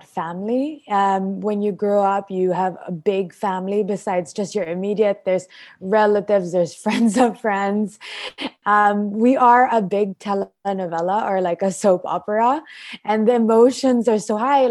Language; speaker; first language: English; non-native, local second language; Filipino